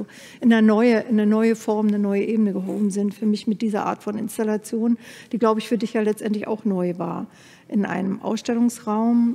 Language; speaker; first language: German; native; German